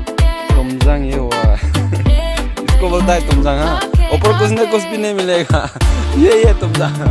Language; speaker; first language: Hindi; non-native, local second language; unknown